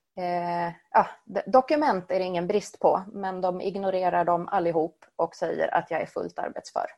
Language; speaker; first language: Swedish; native; Swedish